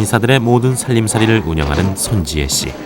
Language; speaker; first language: Korean; native; Korean